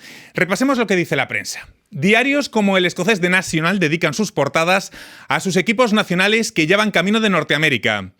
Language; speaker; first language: Spanish; native; Spanish